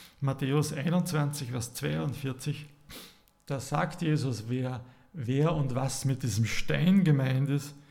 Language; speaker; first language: German; native; German